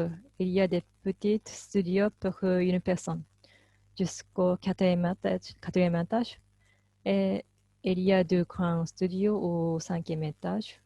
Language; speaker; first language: French; non-native, fluent; Japanese